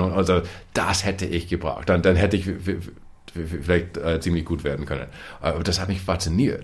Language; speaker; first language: German; non-native, fluent; English